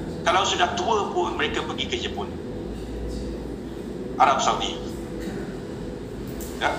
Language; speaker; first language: Indonesian; non-native, local second language; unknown